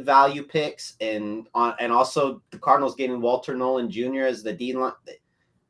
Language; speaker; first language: English; native; English